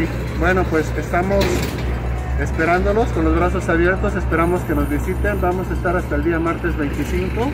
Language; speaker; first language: Spanish; native; Spanish